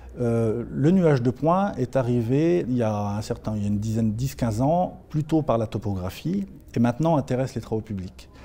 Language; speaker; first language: French; native; French